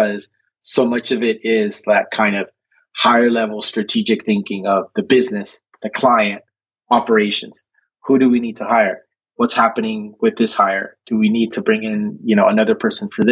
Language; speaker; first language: English; early bilingual, other home language; Spanish